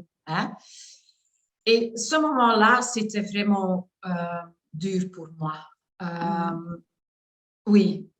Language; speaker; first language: French; non-native, learner; Dutch